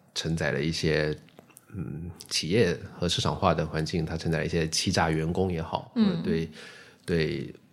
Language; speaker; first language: Chinese; native; Chinese